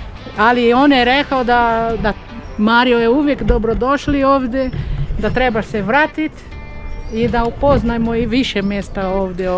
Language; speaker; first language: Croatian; non-native, learner; Portuguese